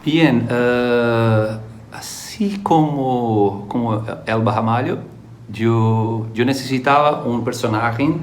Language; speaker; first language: Spanish; non-native, fluent; Portuguese